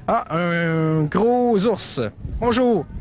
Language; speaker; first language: French; native; French